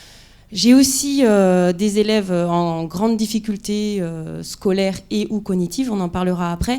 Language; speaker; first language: French; native; French